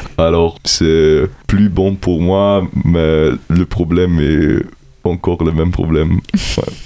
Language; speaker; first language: French; non-native, learner; German